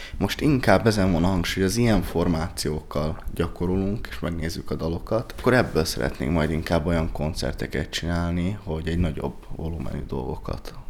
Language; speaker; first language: Hungarian; native; Hungarian